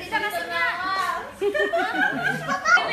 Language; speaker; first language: Indonesian; native; Indonesian